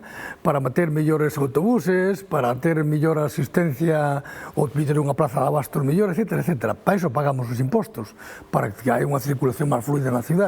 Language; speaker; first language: Galician; native; Galician